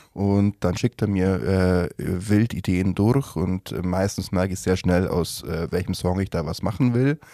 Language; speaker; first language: German; native; German